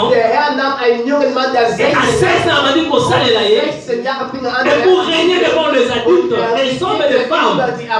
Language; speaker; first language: German; non-native, learner; French